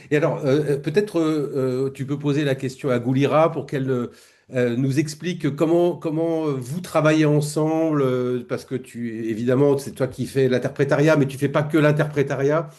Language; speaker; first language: French; native; French